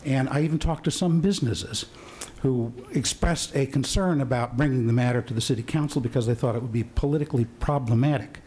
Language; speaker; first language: English; native; English